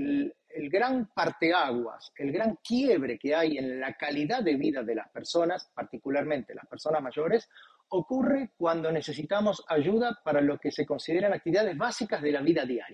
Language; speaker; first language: Spanish; native; Spanish